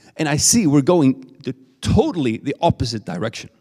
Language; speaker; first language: English; non-native, fluent; Swedish